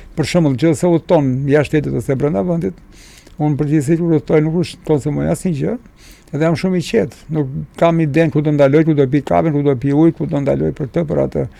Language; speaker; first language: Albanian; native; Albanian